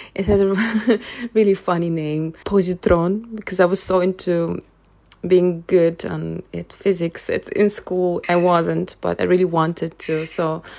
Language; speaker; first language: English; non-native, fluent; Russian